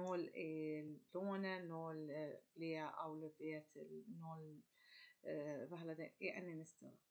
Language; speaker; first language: Danish; non-native, learner; Arabic